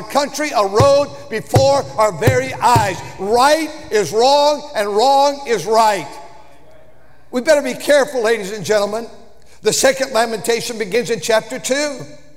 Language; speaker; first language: English; native; English